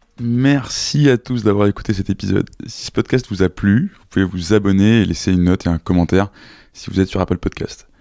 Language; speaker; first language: French; native; French